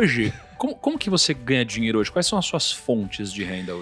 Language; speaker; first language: Portuguese; native; Portuguese